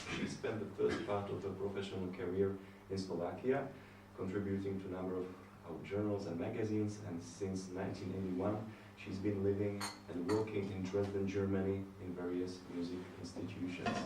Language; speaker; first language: English; non-native, fluent; Slovak